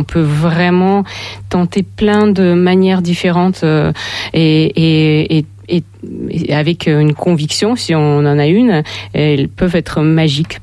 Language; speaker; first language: French; non-native, fluent; Russian